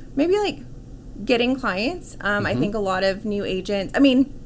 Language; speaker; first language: English; native; English